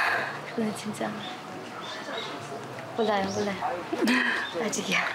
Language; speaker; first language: Korean; non-native, learner; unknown